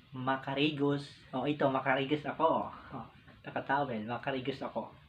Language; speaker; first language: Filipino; non-native, local second language; Bikol